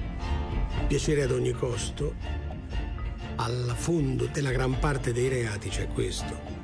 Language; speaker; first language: Italian; native; Italian